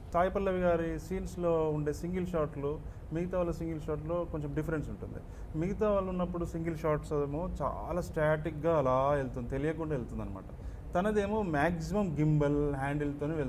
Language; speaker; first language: Telugu; native; Telugu